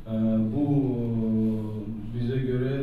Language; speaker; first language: Turkish; non-native, learner; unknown